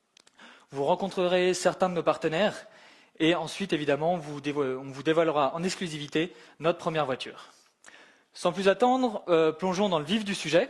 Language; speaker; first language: French; native; French